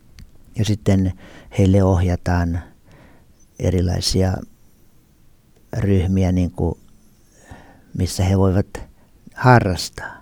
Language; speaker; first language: Finnish; native; Finnish